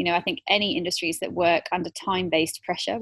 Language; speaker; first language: English; native; English